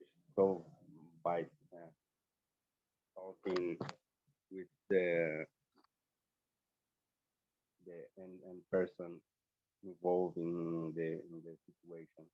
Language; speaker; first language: English; non-native, learner; Portuguese